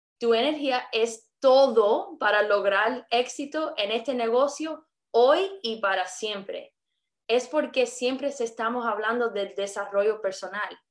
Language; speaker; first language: Spanish; early bilingual, heritage; English